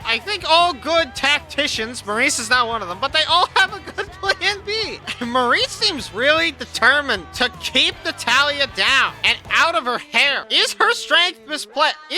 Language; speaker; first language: English; native; English